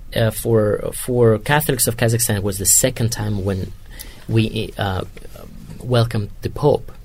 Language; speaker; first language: English; non-native, fluent; Kazakh